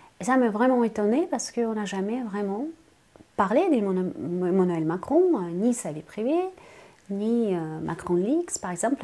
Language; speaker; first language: French; non-native, fluent; Russian